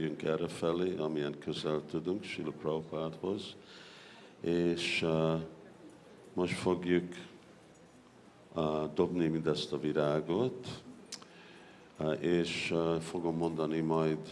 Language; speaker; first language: Hungarian; non-native, learner; English